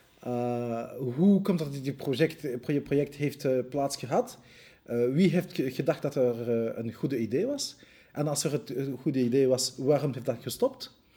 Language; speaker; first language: Dutch; non-native, local second language; French